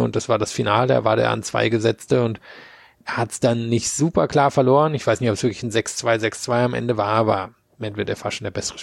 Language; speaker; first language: German; native; German